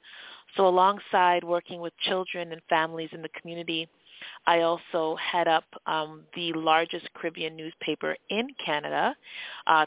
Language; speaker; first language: English; native; English